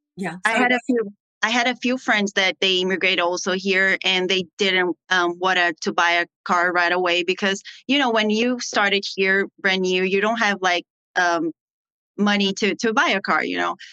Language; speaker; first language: English; non-native, fluent; Portuguese